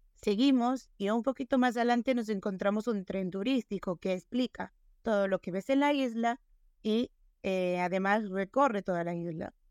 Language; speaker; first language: Spanish; non-native, local second language; Galician